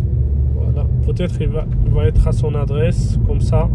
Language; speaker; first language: French; non-native, fluent; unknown